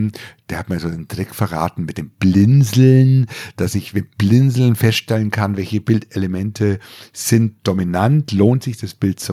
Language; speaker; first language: German; native; German